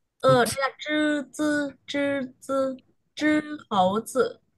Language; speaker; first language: Chinese; non-native, fluent; Vietnamese